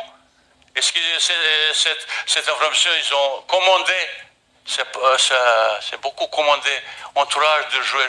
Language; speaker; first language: French; non-native, fluent; Bosnian